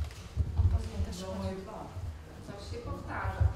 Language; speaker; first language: Polish; native; Polish